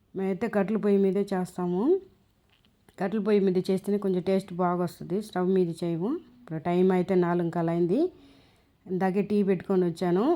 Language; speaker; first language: Telugu; non-native, local second language; Tamil